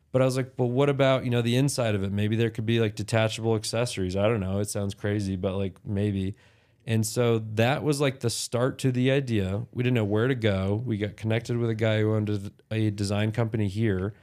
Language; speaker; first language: English; native; English